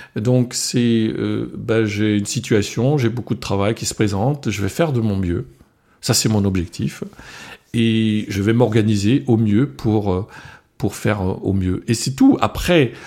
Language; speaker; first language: French; non-native, local second language; Swiss German